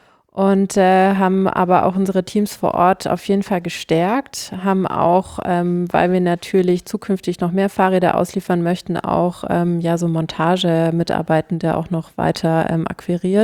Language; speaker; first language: German; native; German